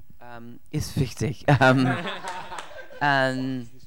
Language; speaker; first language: German; non-native, learner; English